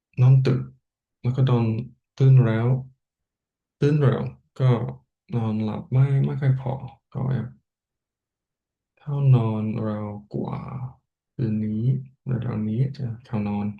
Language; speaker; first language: Thai; non-native, learner; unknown